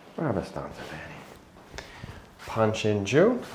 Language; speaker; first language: Italian; non-native, learner; English